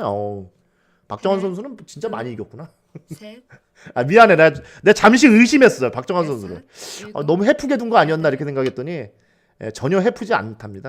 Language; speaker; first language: Korean; native; Korean